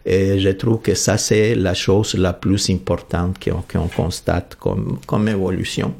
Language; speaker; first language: French; non-native, fluent; Spanish